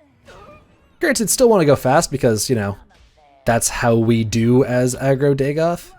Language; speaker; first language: English; native; English